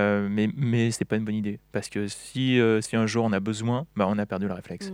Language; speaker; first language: French; native; French